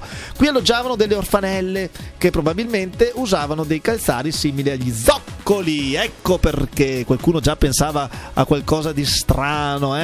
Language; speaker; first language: Italian; native; Italian